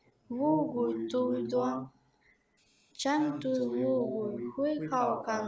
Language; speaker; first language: Chinese; non-native, learner; Kyrgyz